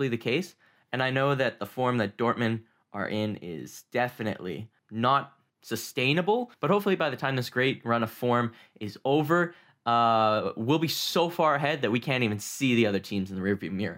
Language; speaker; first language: English; native; English